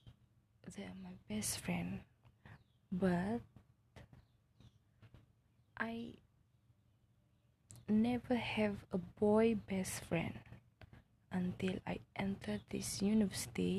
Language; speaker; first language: English; non-native, local second language; Malay